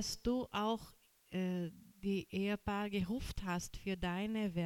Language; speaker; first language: German; non-native, learner; Portuguese